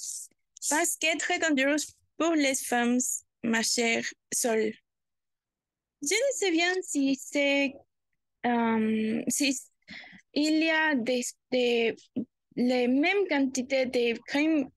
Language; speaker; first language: French; non-native, learner; Spanish